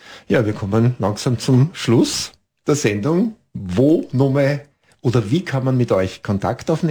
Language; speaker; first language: German; native; German